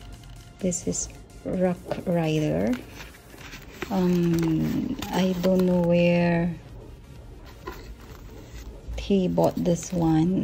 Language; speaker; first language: English; non-native, learner; Filipino